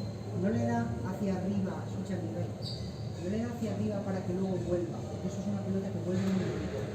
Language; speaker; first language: Spanish; native; Spanish